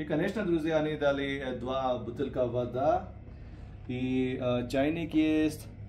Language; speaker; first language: Russian; non-native, learner; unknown